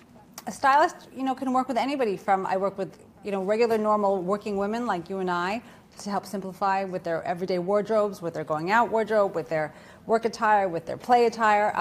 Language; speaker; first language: English; native; English